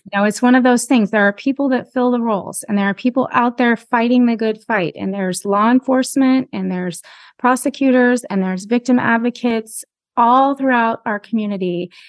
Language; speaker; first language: English; native; English